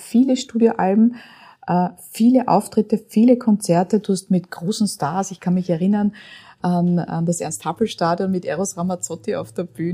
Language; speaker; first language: German; native; German